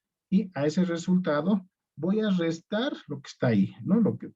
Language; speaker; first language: Spanish; native; Spanish